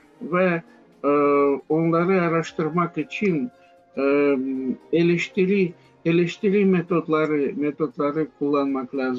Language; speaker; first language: Turkish; non-native, fluent; Russian